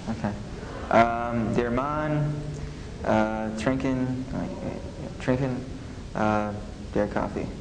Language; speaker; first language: German; non-native, learner; English